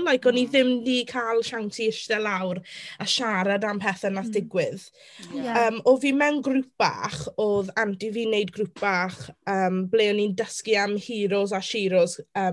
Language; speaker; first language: Welsh; non-native, local second language; English